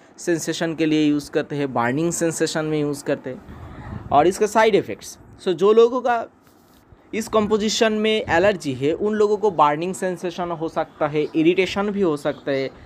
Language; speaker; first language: Hindi; non-native, local second language; Bangla